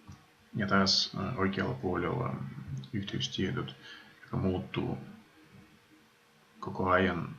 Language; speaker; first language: Finnish; non-native, fluent; Russian